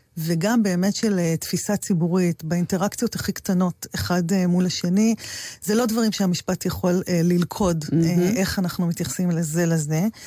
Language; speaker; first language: Hebrew; native; Hebrew